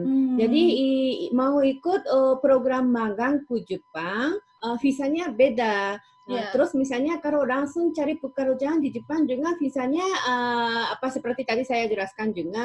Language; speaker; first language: Indonesian; non-native, fluent; Japanese